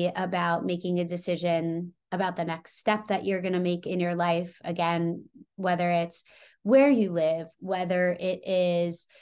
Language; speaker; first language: English; native; English